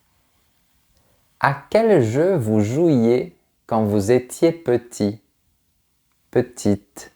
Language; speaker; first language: French; native; French